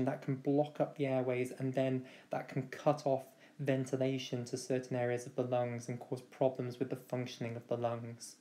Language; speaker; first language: English; native; English